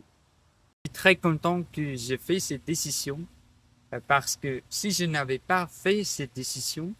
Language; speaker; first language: French; non-native, learner; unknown